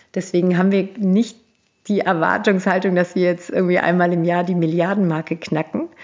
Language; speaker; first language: German; early bilingual, other home language; Turkish